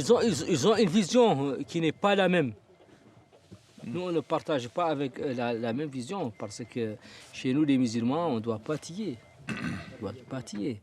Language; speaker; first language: French; non-native, local second language; Arabic